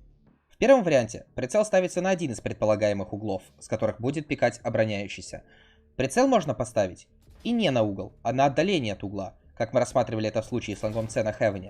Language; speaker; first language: Russian; native; Russian